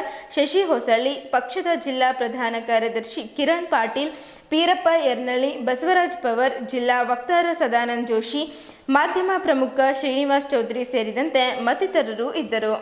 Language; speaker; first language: Kannada; native; Kannada